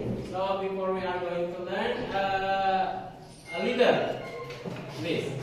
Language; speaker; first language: English; non-native, learner; Indonesian